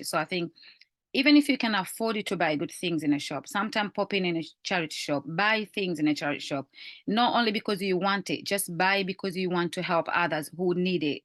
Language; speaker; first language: English; non-native, fluent; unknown